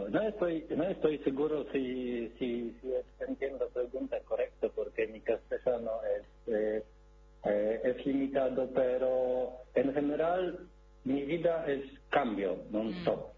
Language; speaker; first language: Spanish; non-native, learner; Polish